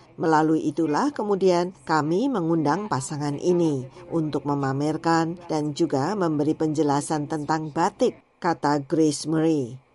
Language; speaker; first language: Indonesian; native; Indonesian